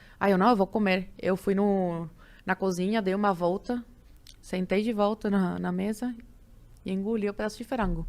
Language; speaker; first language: Portuguese; non-native, fluent; Spanish